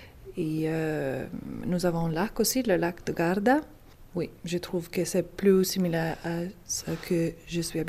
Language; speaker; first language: French; non-native, learner; Italian